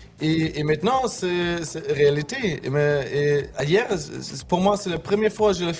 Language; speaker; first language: French; non-native, learner; German